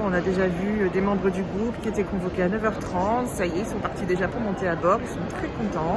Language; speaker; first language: French; native; French